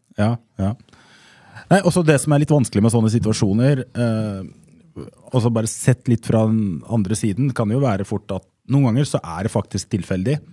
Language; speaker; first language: Norwegian; native; Norwegian